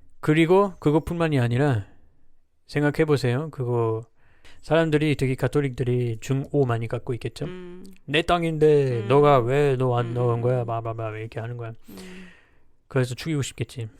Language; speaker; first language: Korean; non-native, learner; French